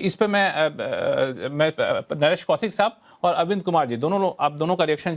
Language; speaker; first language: Hindi; native; Hindi